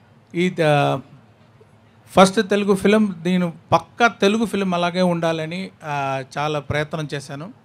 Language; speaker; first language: Telugu; non-native, learner; Tamil